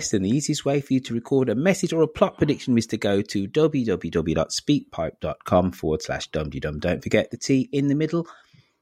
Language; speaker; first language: English; native; English